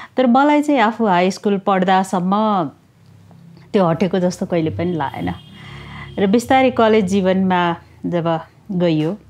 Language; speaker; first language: Nepali; non-native, local second language; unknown